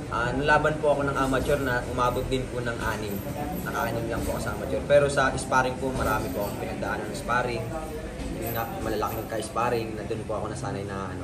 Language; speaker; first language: Filipino; native; Filipino